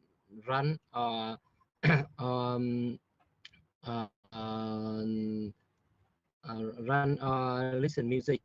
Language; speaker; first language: English; non-native, learner; Vietnamese